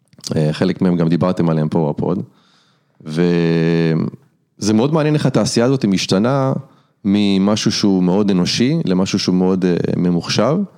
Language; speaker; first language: Hebrew; native; Hebrew